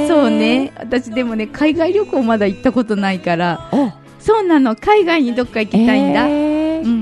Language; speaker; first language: Japanese; native; Japanese